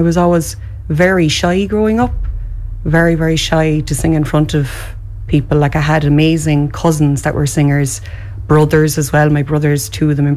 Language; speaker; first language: English; native; English